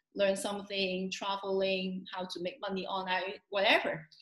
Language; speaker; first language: English; non-native, local second language; Cantonese